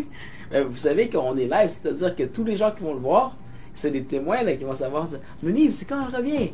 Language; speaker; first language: French; native; French